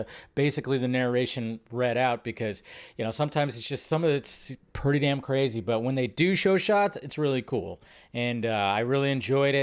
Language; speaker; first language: English; native; English